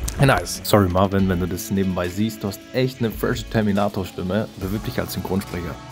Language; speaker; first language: German; native; German